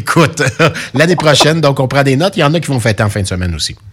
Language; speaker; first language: French; native; French